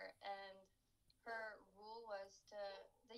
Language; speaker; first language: English; non-native, local second language; Urdu